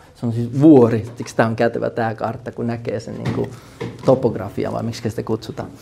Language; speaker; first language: Finnish; early bilingual, heritage; Finnish